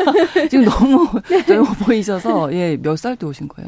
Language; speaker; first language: Korean; native; Korean